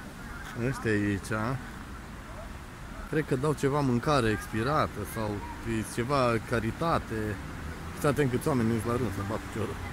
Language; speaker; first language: Romanian; native; Romanian